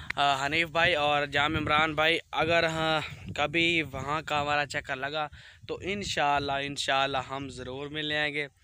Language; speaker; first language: Urdu; non-native, local second language; Punjabi